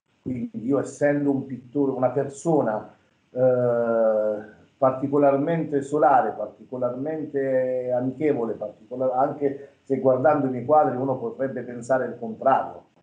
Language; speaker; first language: Italian; native; Italian